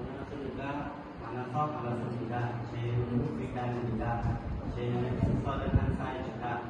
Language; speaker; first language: Korean; non-native, learner; Khmer